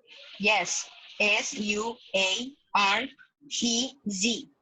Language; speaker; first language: English; non-native, learner; Spanish